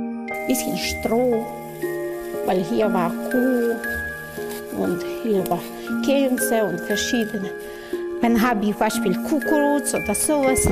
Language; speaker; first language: German; non-native, learner; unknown